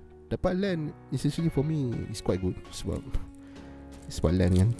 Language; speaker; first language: English; non-native, local second language; Malay